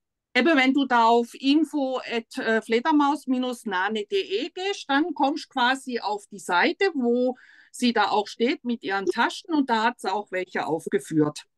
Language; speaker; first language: German; native; German